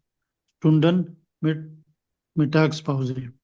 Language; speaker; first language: German; non-native, learner; Hindi